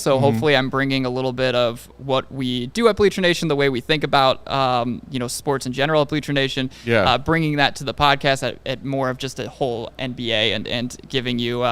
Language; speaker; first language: English; native; English